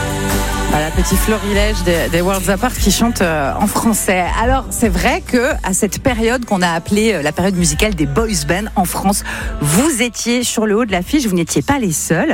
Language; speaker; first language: French; native; French